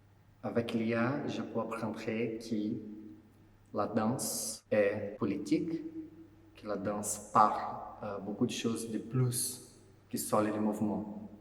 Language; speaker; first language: French; non-native, fluent; Portuguese